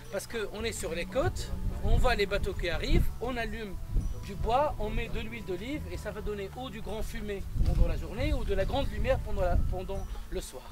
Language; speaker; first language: French; non-native, local second language; Arabic